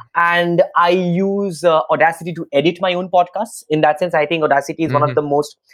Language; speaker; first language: English; non-native, local second language; Bangla